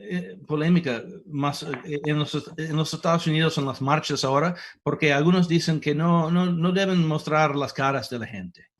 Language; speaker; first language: Spanish; non-native, fluent; English